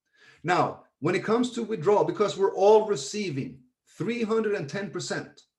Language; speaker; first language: English; non-native, fluent; Swedish